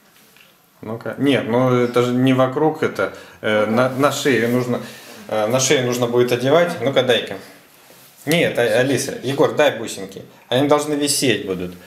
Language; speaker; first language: Russian; native; Russian